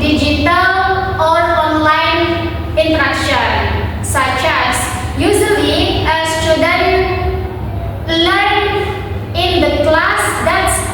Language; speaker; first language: English; non-native, learner; Indonesian